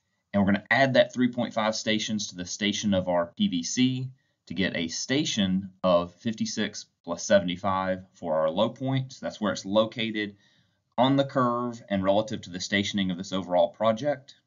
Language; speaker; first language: English; native; English